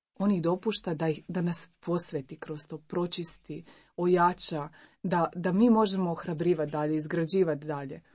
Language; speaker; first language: Croatian; native; Croatian